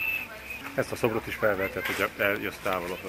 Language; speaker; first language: Hungarian; native; Hungarian